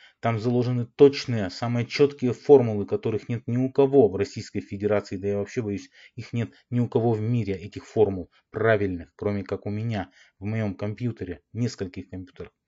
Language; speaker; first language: Russian; native; Russian